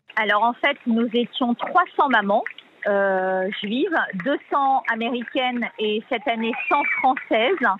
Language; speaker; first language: French; native; French